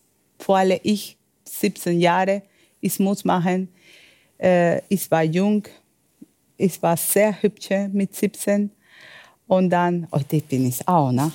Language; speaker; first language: German; non-native, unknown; Spanish